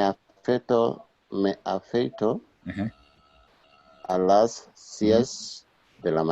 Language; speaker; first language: Spanish; non-native, learner; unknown